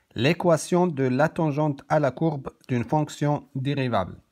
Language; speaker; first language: French; non-native, local second language; Arabic